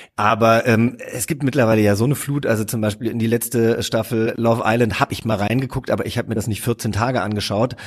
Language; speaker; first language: German; native; German